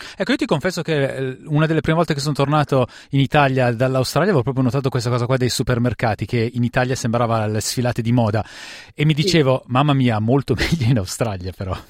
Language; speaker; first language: Italian; native; Italian